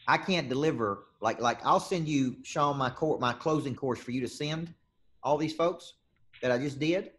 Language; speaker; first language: English; native; English